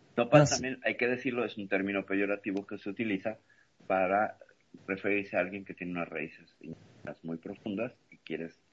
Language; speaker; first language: Spanish; native; Spanish